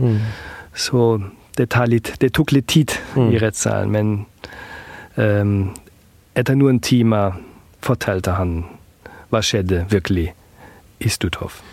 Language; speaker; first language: Norwegian; early bilingual, heritage; German